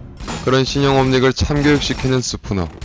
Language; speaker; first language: Korean; native; Korean